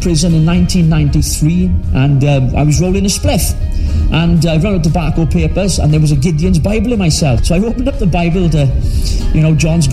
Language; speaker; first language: English; native; English